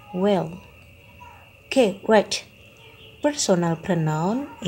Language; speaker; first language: English; non-native, fluent; Indonesian